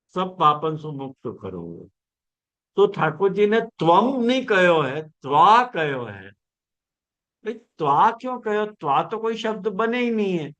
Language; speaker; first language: Hindi; non-native, local second language; Gujarati